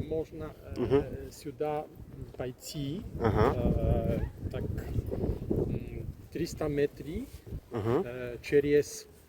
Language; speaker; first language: Russian; non-native, learner; Polish